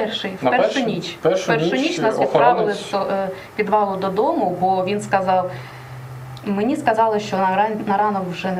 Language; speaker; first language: Ukrainian; non-native, local second language; Russian